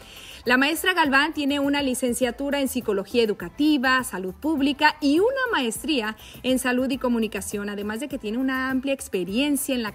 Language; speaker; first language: Spanish; native; Spanish